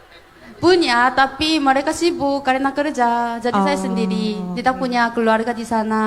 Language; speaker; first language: Indonesian; non-native, fluent; Korean